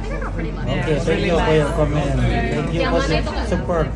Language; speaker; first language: English; non-native, learner; Indonesian